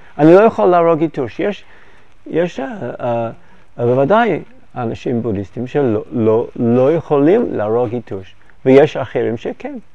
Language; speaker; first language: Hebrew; non-native, fluent; English